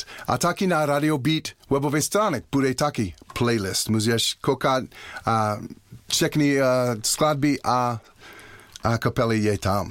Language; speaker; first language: Czech; non-native, learner; English